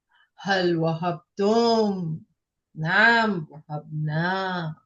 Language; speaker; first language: Arabic; non-native, fluent; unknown